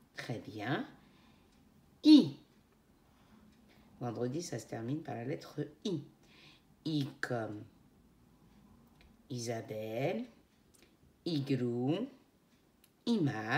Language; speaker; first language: French; native; French